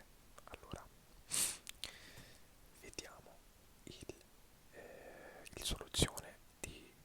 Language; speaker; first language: Italian; early bilingual, heritage; English